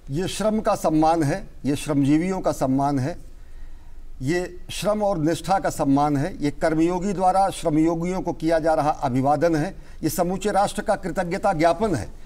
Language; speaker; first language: Hindi; native; Hindi